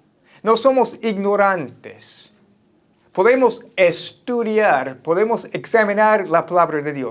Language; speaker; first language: Spanish; non-native, fluent; English